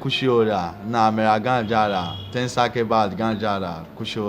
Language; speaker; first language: Hindi; non-native, learner; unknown